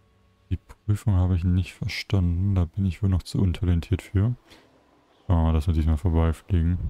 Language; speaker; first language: German; native; German